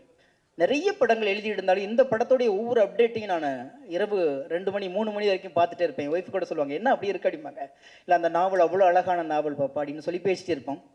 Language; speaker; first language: Tamil; native; Tamil